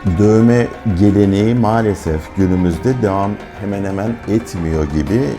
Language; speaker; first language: Turkish; non-native, local second language; Arabic